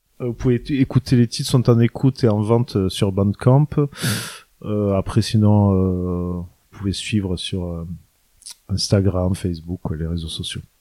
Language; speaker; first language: French; native; French